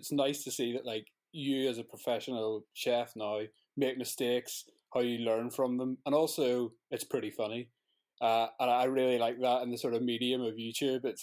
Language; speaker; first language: English; native; English